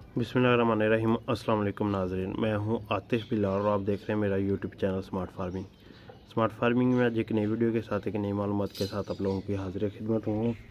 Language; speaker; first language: Urdu; non-native, local second language; Punjabi